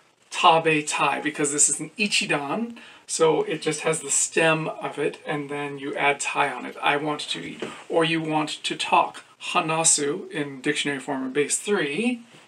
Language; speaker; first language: English; native; English